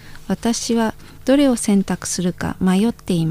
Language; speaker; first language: Japanese; non-native, fluent; Indonesian